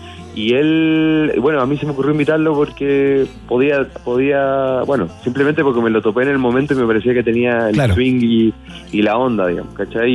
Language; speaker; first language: Spanish; native; Spanish